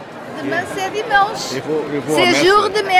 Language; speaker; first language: French; non-native, learner; Portuguese